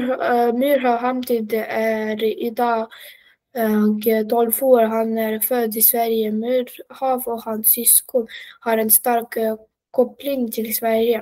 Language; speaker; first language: Swedish; non-native, learner; Russian